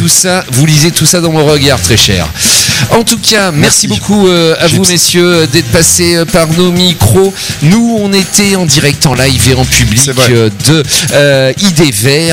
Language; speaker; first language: French; native; French